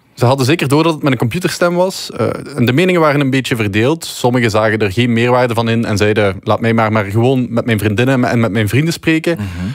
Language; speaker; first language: Dutch; native; Dutch